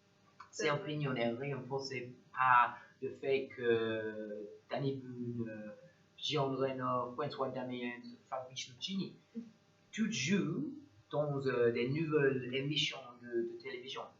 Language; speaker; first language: French; non-native, learner; English